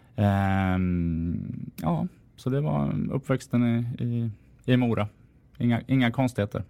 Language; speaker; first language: Swedish; native; Swedish